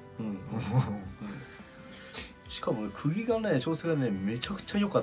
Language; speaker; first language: Japanese; native; Japanese